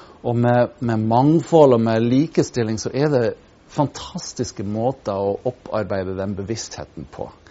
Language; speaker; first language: Norwegian; non-native, fluent; English